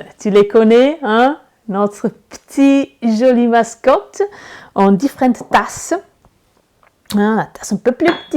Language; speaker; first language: French; non-native, learner; Italian